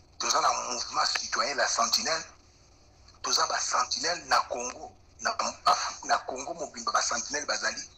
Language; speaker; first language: Lingala; non-native, local second language; Luba-Lulua